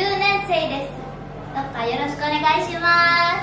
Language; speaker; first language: Japanese; non-native, learner; Indonesian